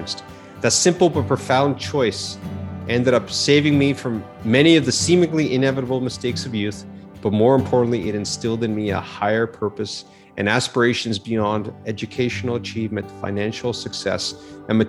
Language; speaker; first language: English; native; English